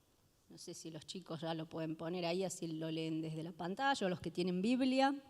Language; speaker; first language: Spanish; native; Spanish